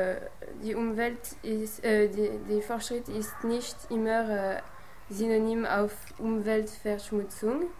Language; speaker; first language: German; non-native, learner; French